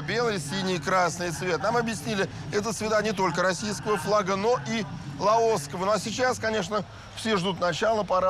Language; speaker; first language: Russian; native; Russian